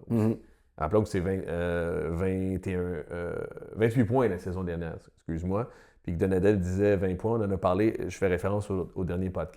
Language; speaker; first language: French; native; French